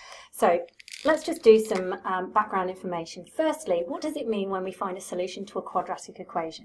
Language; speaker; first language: English; native; English